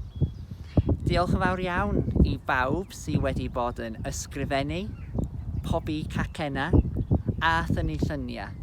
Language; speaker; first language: Welsh; native; Welsh